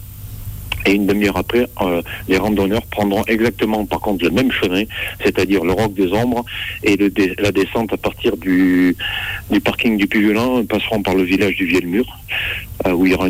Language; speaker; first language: French; native; French